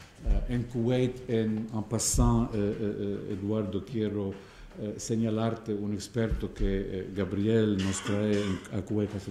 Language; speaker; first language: Spanish; non-native, fluent; Arabic